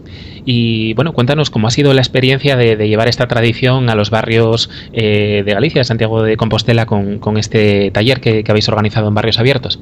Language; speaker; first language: Spanish; native; Spanish